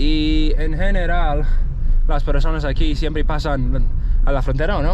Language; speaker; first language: Spanish; non-native, fluent; English